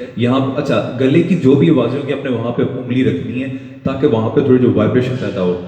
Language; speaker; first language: Urdu; non-native, local second language; Punjabi